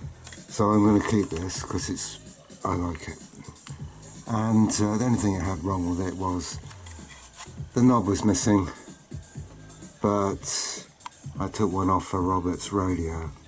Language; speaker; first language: English; native; English